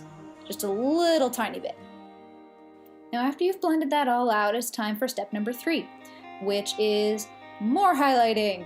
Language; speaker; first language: English; native; English